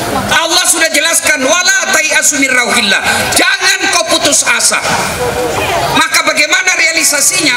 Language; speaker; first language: Indonesian; native; Indonesian